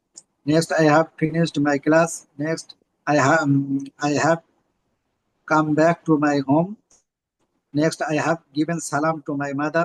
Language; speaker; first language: English; non-native, learner; Bangla